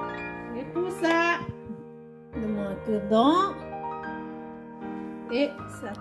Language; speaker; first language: French; non-native, learner; Hmong